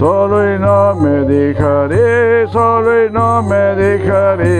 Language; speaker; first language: Italian; non-native, learner; Spanish